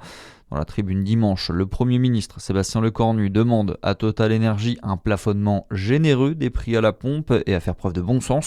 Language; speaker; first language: French; native; French